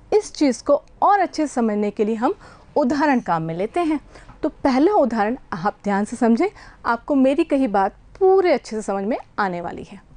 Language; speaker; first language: Hindi; native; Hindi